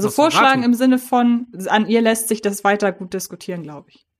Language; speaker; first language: German; native; German